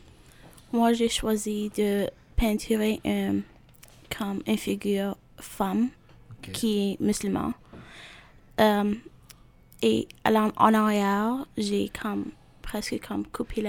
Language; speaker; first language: French; non-native, fluent; Arabic